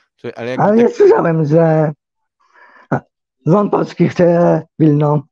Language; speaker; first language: Polish; early bilingual, heritage; Polish